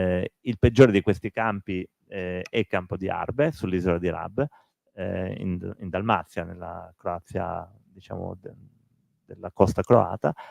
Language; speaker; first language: Italian; native; Italian